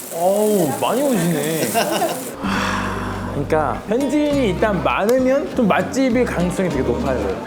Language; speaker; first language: Korean; native; Korean